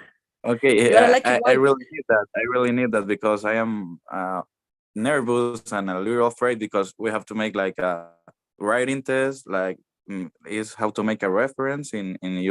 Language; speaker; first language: English; non-native, learner; Spanish